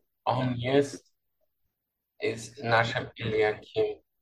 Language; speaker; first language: Polish; non-native, learner; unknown